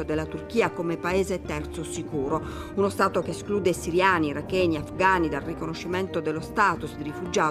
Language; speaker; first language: Italian; native; Italian